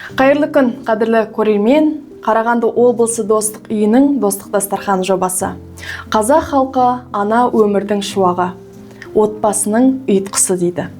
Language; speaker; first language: Kazakh; native; Kazakh